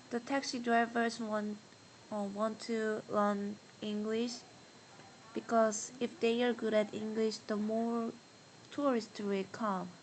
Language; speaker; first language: English; non-native, learner; Korean